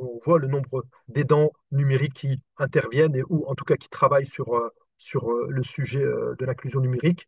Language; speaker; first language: French; native; French